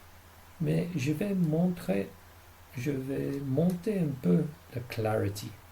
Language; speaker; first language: French; non-native, fluent; English